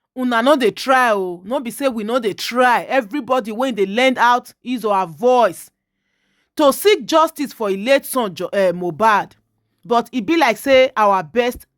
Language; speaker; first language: Nigerian Pidgin; native; Nigerian Pidgin